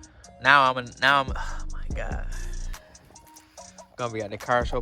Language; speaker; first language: English; native; English